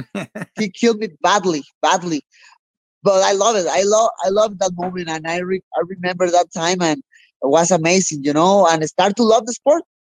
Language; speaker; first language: English; non-native, learner; Spanish